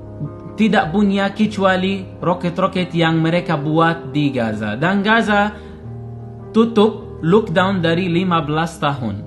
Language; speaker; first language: Indonesian; non-native, learner; Arabic